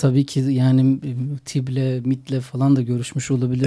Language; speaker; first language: Turkish; native; Turkish